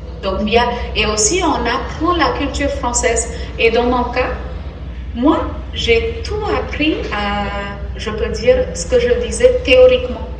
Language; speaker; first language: French; non-native, fluent; Tamil